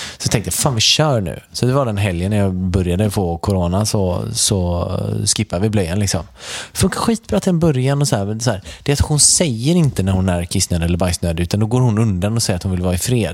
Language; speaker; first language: Swedish; native; Swedish